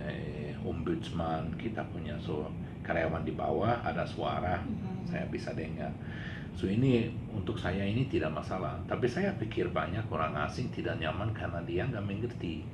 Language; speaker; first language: Indonesian; non-native, learner; Swedish